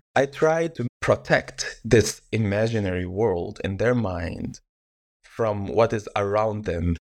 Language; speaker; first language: English; non-native, fluent; Arabic